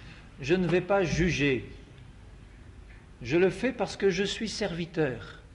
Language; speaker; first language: French; native; French